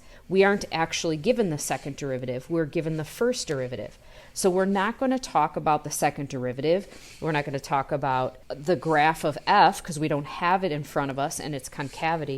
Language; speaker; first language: English; native; English